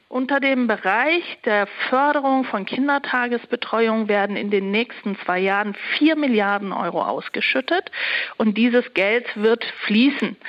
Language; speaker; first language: German; early bilingual, other home language; Turkish